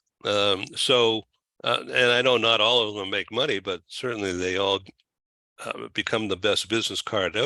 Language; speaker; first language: English; native; English